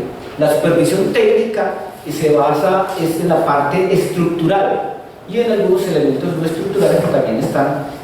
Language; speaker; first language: Spanish; native; Spanish